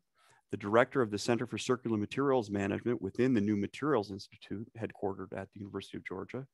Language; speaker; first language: English; native; English